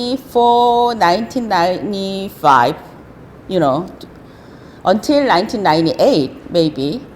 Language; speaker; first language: English; non-native, fluent; Korean